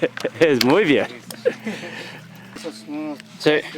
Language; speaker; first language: Spanish; non-native, learner; English